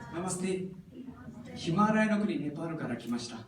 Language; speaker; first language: Japanese; non-native, fluent; Nepali